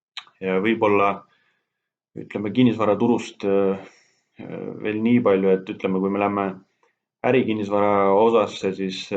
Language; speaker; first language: Estonian; native; Estonian